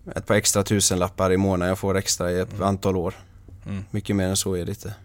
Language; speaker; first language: Swedish; native; Swedish